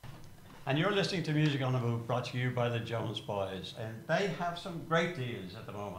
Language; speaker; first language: English; native; English